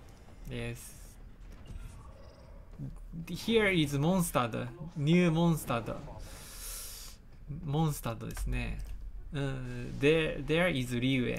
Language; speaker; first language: English; non-native, learner; Japanese